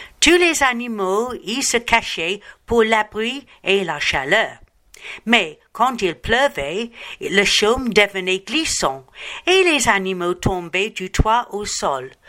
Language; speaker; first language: French; non-native, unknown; English